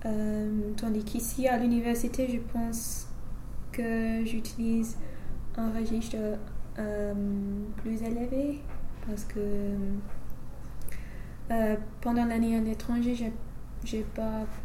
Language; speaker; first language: French; non-native, fluent; English